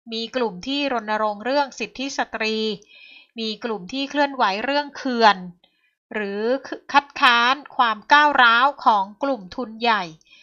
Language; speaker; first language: Thai; native; Thai